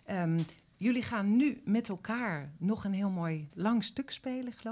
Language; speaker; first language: Dutch; native; Dutch